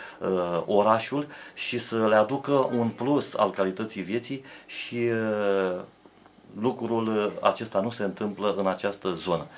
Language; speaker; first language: Romanian; native; Romanian